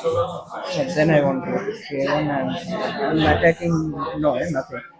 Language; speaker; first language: English; non-native, fluent; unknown